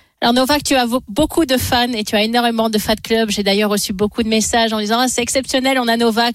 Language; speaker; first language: French; native; French